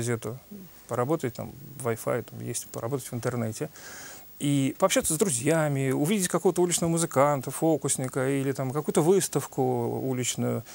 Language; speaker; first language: Russian; native; Russian